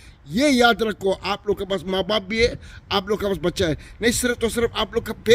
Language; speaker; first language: Hindi; non-native, learner; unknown